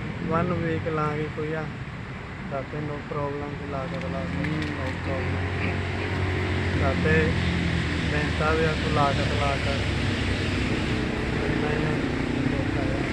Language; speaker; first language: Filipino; non-native, learner; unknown